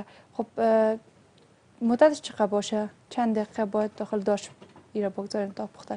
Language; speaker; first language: Persian; native; Persian